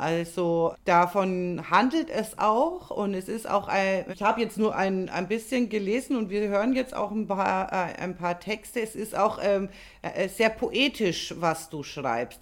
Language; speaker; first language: German; native; German